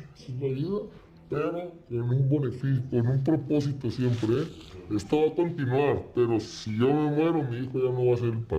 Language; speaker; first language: Spanish; native; Spanish